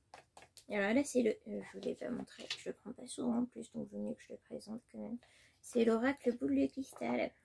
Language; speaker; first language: French; native; French